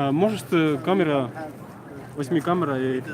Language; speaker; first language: Russian; non-native, learner; Estonian